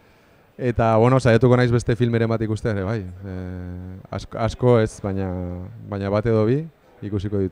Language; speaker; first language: Basque; non-native, local second language; Spanish